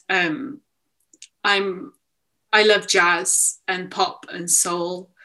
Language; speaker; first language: English; native; English